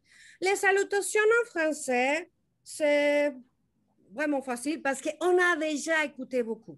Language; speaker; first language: French; non-native, learner; Spanish